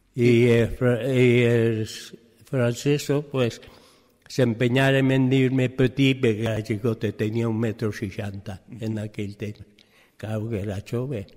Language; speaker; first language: Catalan; early bilingual, other home language; French